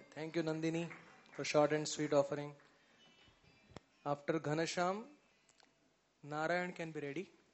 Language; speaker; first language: English; non-native, local second language; Marathi